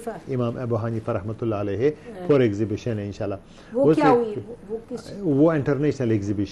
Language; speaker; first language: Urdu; non-native, learner; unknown